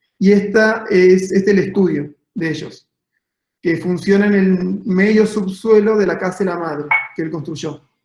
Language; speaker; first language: Spanish; native; Spanish